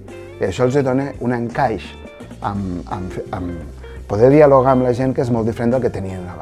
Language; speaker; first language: Catalan; native; Catalan